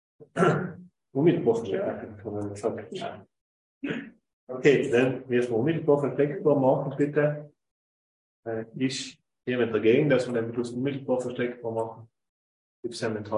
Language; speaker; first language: German; native; German